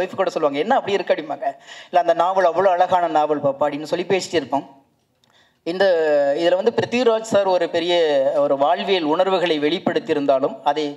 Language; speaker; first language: Tamil; native; Tamil